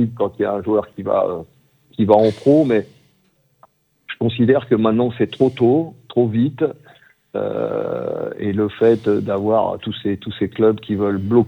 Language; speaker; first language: French; native; French